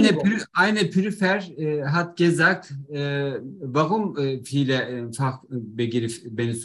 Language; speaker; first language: German; non-native, learner; Turkish